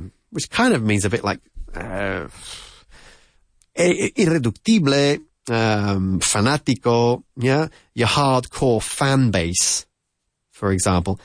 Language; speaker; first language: English; native; English